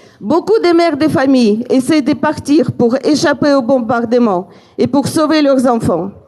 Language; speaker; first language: French; non-native, fluent; Ukrainian